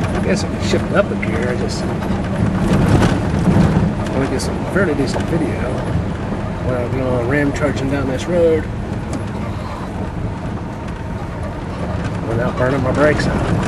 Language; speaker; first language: English; native; English